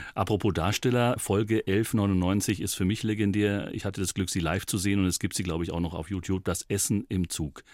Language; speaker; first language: German; native; German